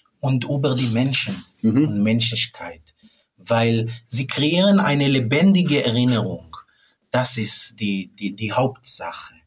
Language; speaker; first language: German; non-native, fluent; Hebrew